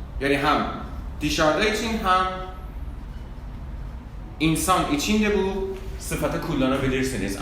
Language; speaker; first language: Turkish; non-native, fluent; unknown